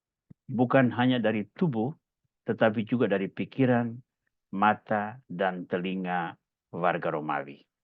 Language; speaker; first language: Indonesian; native; Indonesian